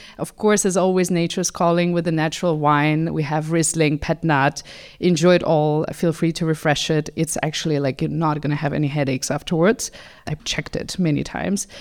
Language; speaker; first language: English; non-native, fluent; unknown